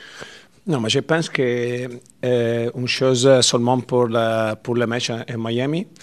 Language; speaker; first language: French; non-native, learner; Italian